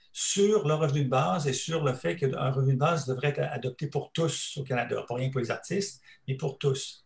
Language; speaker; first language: French; native; French